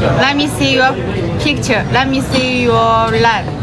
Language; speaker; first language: English; non-native, learner; Thai